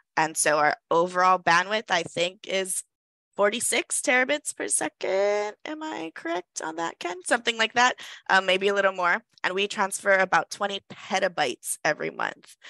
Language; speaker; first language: English; native; English